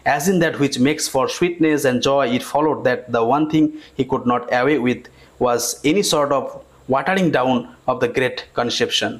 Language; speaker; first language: English; non-native, local second language; Bangla